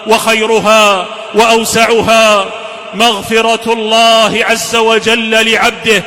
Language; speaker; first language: Arabic; native; Arabic